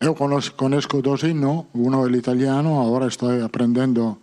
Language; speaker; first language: Portuguese; non-native, learner; Italian